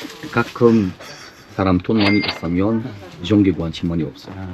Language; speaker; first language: Korean; non-native, learner; Arabic